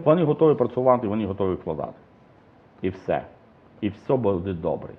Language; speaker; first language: Ukrainian; non-native, fluent; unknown